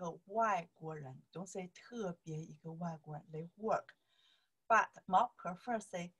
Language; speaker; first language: English; non-native, learner; Chinese